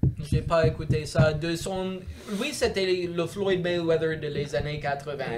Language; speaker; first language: French; non-native, local second language; English